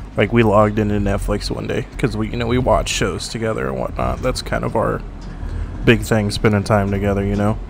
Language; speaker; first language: English; native; English